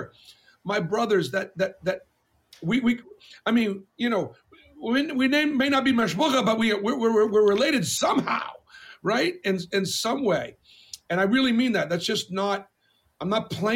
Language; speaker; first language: English; native; English